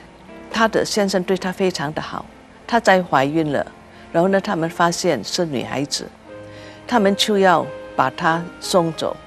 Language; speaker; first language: Chinese; early bilingual, heritage; Chinese